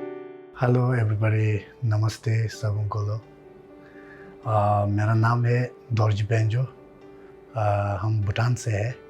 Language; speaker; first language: Hindi; non-native, learner; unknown